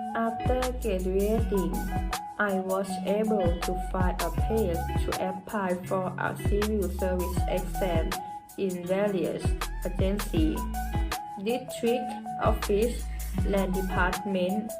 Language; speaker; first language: English; non-native, fluent; Thai